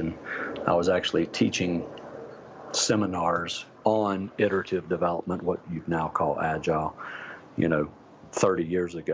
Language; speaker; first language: English; native; English